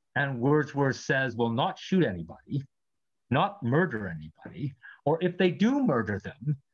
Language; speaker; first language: English; native; English